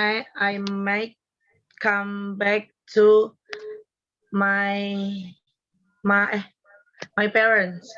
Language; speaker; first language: English; non-native, learner; Indonesian